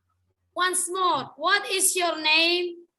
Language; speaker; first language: English; non-native, learner; Indonesian